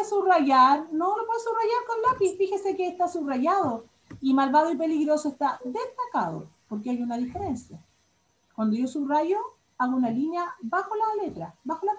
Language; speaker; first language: Spanish; native; Spanish